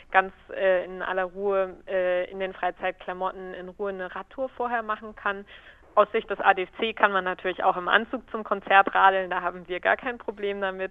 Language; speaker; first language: German; native; German